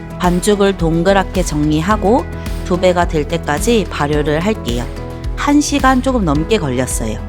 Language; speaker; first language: Korean; native; Korean